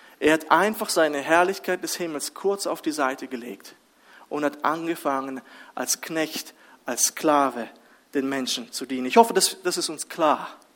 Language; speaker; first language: German; early bilingual, other home language; Russian